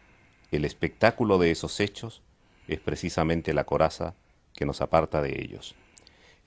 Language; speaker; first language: Spanish; native; Spanish